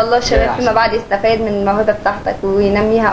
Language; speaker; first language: Arabic; native; Arabic